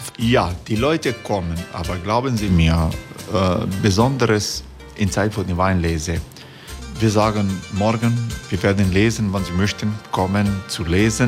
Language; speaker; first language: German; non-native, learner; Croatian